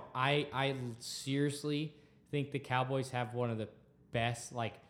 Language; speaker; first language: English; native; English